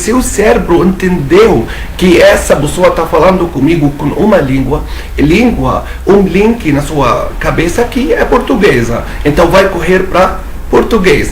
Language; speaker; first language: Portuguese; non-native, fluent; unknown